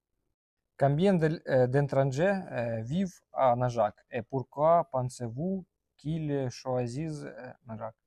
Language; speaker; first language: French; non-native, learner; Russian